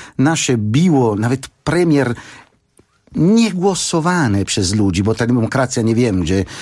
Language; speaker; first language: Polish; non-native, fluent; Italian